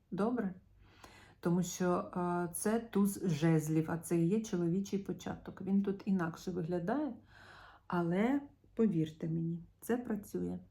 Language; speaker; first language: Ukrainian; non-native, local second language; Russian